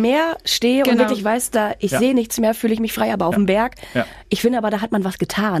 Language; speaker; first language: German; native; German